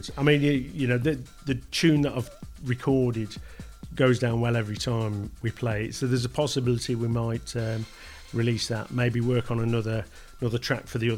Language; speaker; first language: English; native; English